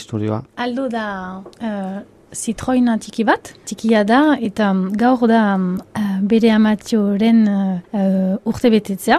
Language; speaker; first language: Basque; non-native, local second language; French